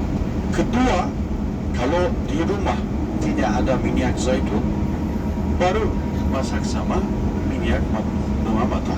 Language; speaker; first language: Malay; non-native, fluent; Turkish